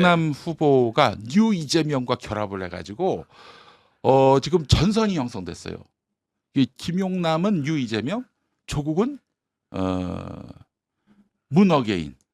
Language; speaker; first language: Korean; native; Korean